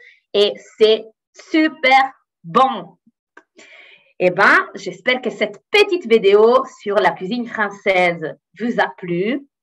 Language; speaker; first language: French; non-native, fluent; Italian